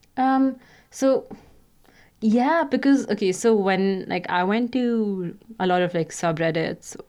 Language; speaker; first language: English; non-native, local second language; Hindi